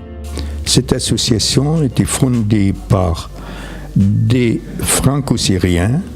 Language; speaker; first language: French; non-native, fluent; Arabic